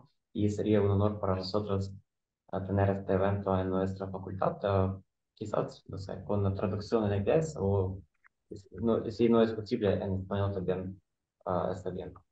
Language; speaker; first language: Spanish; non-native, fluent; Ukrainian